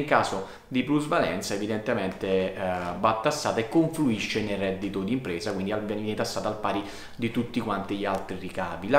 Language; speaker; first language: Italian; native; Italian